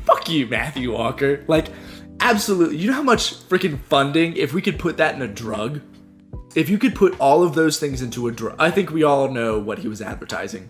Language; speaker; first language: English; native; English